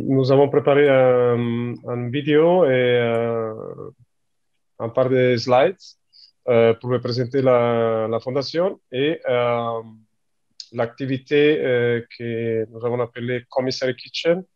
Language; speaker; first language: French; non-native, learner; Italian